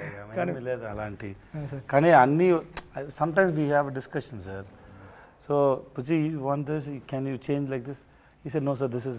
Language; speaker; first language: Telugu; non-native, learner; Tamil